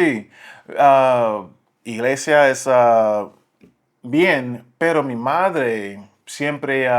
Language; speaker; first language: Spanish; non-native, learner; English